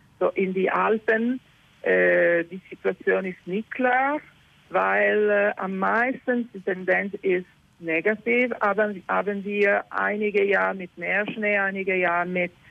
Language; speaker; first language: German; non-native, learner; Italian